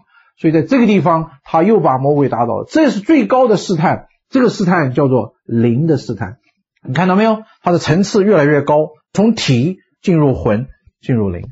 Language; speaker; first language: Chinese; native; Chinese